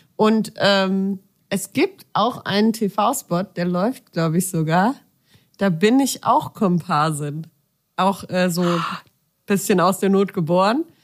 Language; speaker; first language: German; native; German